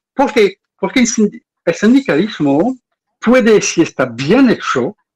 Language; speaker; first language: Spanish; non-native, fluent; Arabic